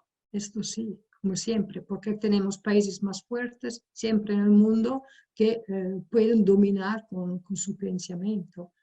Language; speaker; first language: Spanish; non-native, fluent; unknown